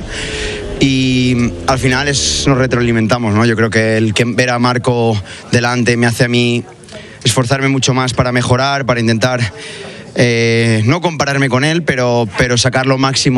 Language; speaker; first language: Spanish; native; Spanish